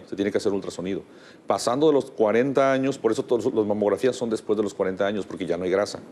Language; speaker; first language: Spanish; native; Spanish